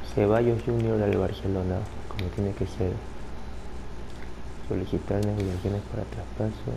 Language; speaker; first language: Spanish; native; Spanish